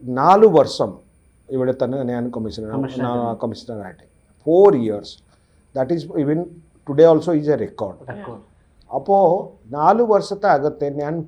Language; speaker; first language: Malayalam; non-native, local second language; Odia